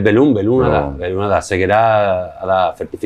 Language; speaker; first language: Indonesian; non-native, learner; Spanish